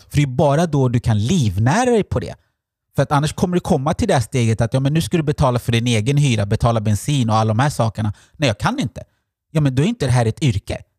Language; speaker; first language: Swedish; early bilingual, other home language; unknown